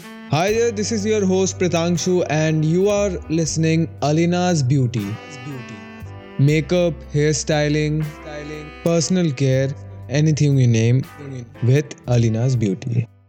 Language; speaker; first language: English; non-native, local second language; Bangla